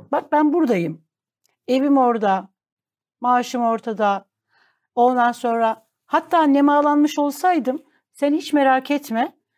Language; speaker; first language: Turkish; native; Turkish